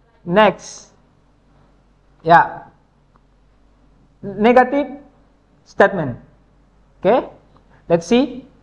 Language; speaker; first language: English; non-native, fluent; Indonesian